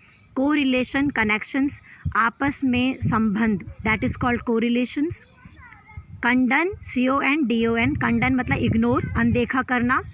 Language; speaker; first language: Hindi; native; Hindi